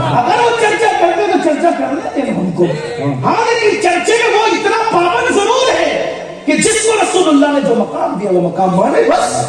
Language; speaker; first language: Urdu; native; Urdu